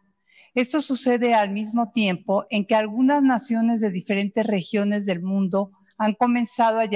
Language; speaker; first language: Spanish; native; Spanish